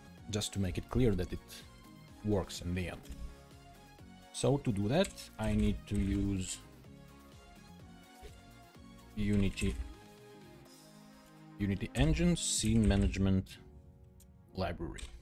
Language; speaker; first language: English; non-native, fluent; Russian